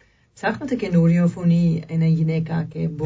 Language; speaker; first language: Greek; non-native, learner; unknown